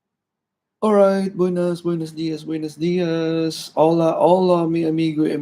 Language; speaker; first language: Spanish; non-native, learner; Cebuano